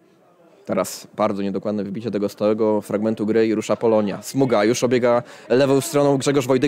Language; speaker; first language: Polish; native; Polish